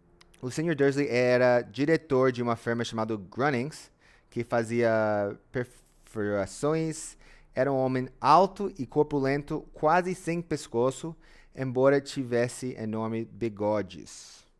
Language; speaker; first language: Portuguese; non-native, fluent; English